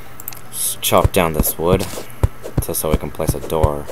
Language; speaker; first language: English; native; English